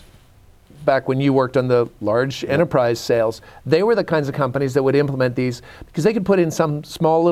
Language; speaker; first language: English; native; English